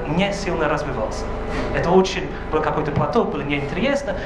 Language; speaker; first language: Russian; non-native, fluent; English